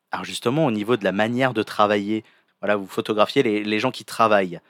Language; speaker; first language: French; native; French